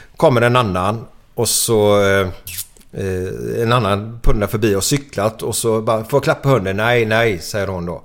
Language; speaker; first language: Swedish; native; Swedish